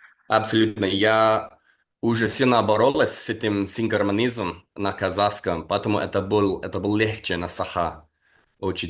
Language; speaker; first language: Russian; non-native, fluent; English